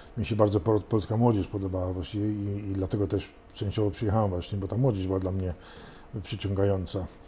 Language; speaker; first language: Polish; early bilingual, heritage; Polish